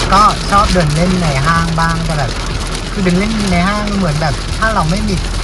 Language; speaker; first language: Thai; non-native, fluent; Vietnamese